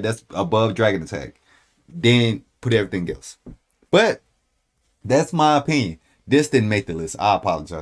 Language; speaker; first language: English; native; English